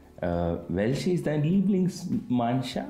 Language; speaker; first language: German; non-native, fluent; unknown